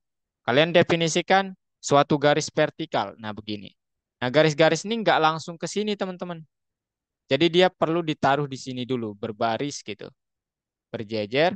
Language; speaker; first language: Indonesian; native; Indonesian